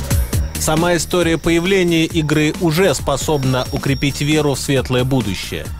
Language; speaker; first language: Russian; native; Russian